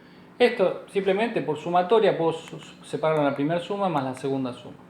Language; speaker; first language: Spanish; native; Spanish